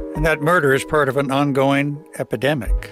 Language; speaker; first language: English; native; English